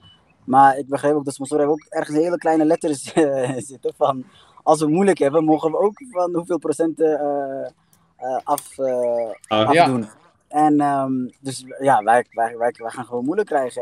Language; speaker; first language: Dutch; early bilingual, other home language; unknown